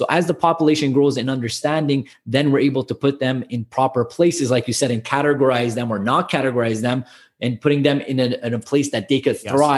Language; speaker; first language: English; native; English